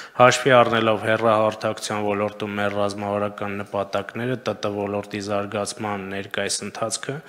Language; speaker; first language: Armenian; native; Armenian